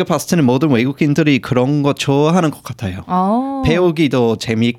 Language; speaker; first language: Korean; non-native, fluent; English